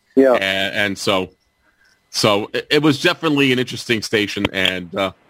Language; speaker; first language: English; native; English